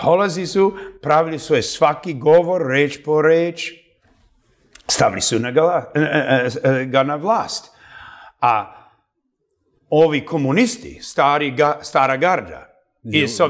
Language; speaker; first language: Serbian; early bilingual, heritage; Serbian